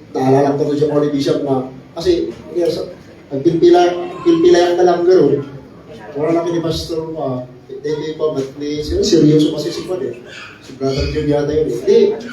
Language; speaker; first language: Filipino; non-native, local second language; Iloko